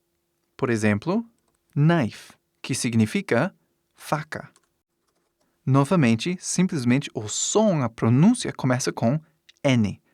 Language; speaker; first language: Portuguese; non-native, fluent; English